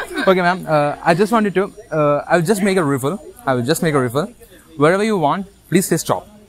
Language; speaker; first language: English; non-native, local second language; Malayalam